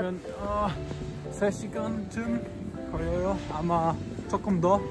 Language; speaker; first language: Korean; non-native, learner; Polish